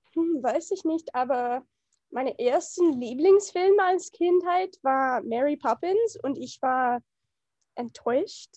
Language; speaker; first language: German; non-native, learner; English